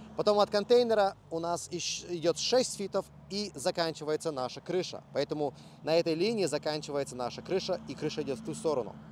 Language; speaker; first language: Russian; early bilingual, heritage; Russian